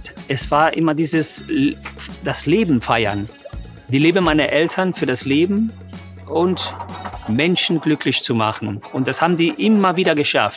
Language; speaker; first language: German; non-native, fluent; English